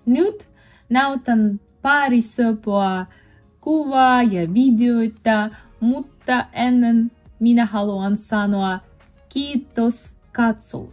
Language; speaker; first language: Finnish; non-native, learner; Russian